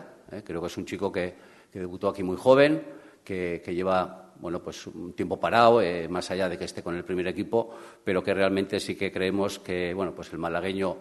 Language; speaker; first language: Spanish; native; Spanish